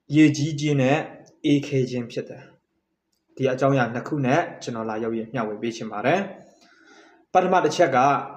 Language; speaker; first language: Burmese; native; Burmese